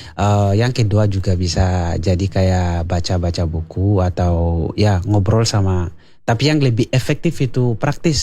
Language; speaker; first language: Indonesian; non-native, learner; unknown